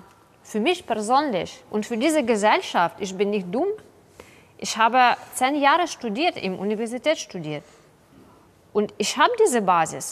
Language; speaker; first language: German; non-native, learner; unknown